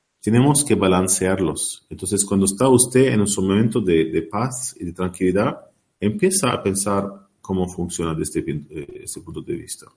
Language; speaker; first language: Spanish; non-native, learner; Arabic